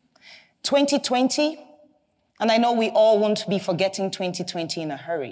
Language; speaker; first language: English; non-native, local second language; Igbo